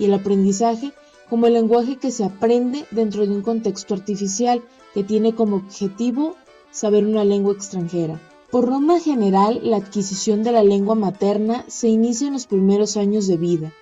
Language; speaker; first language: Spanish; native; Spanish